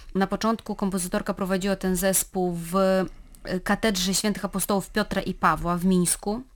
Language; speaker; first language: Polish; non-native, fluent; Russian